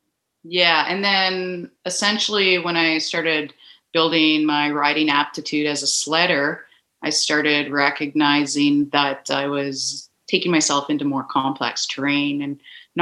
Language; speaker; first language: English; native; English